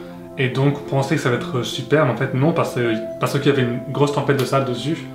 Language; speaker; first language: French; native; French